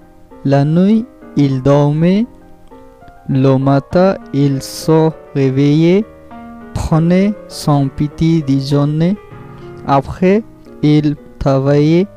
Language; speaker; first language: French; non-native, learner; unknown